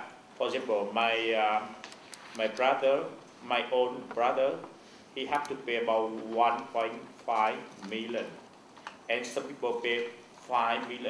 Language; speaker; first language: English; non-native, learner; Vietnamese